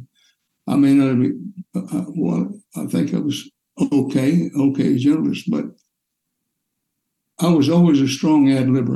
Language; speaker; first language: English; native; English